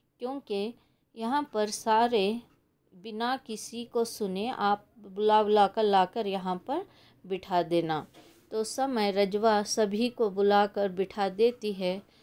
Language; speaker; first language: Hindi; non-native, local second language; Kannada